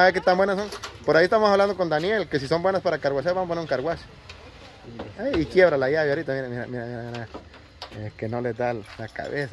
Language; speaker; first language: Spanish; native; Spanish